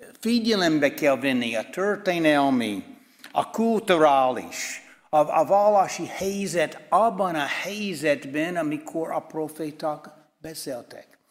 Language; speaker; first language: Hungarian; non-native, fluent; English